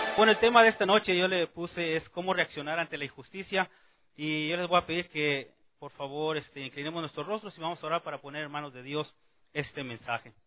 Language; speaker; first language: Spanish; native; Spanish